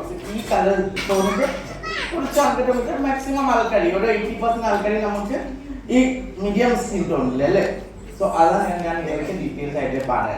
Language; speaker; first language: Malayalam; non-native, local second language; Assamese